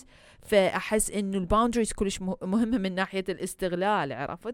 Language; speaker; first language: Arabic; early bilingual, heritage; Arabic